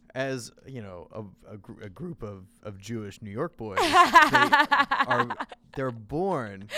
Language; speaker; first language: English; native; English